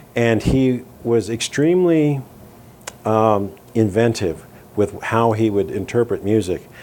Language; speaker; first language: English; native; English